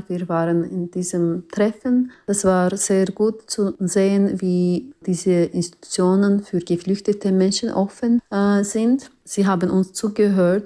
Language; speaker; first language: German; non-native, learner; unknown